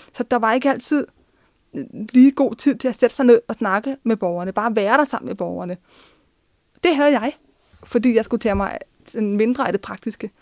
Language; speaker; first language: Danish; early bilingual, other home language; Turkish